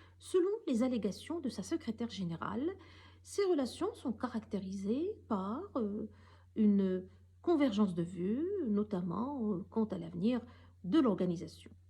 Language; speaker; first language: French; non-native, local second language; Arabic